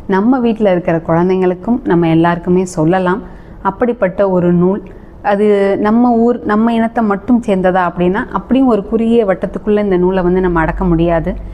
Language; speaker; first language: Tamil; native; Tamil